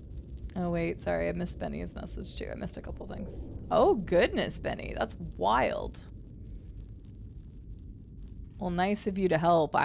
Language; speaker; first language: English; native; English